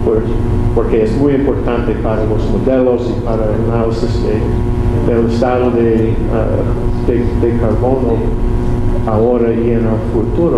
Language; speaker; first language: Spanish; non-native, learner; English